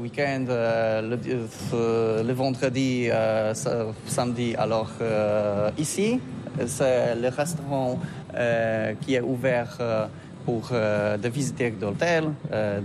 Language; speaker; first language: French; non-native, learner; Polish